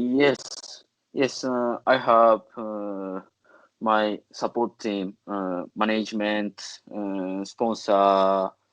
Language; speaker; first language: English; non-native, learner; Japanese